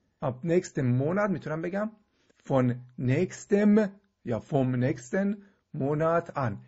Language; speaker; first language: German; non-native, fluent; Persian